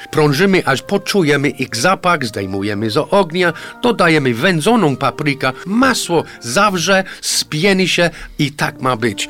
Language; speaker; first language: Polish; non-native, fluent; English